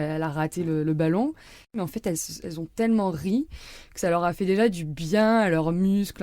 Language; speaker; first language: French; native; French